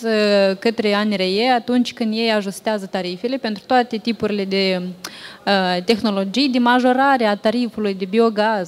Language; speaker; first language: Romanian; native; Romanian